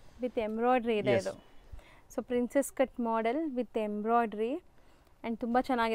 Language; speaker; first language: Kannada; native; Kannada